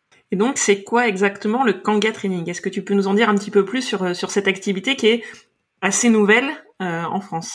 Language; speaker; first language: French; native; French